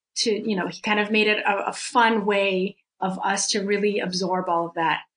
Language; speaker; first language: English; early bilingual, other home language; Russian